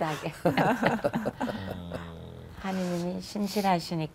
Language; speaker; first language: Korean; non-native, fluent; English